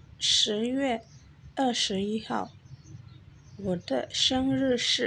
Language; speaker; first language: Chinese; non-native, fluent; Burmese